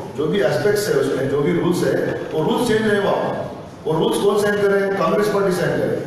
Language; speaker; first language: Hindi; non-native, local second language; Telugu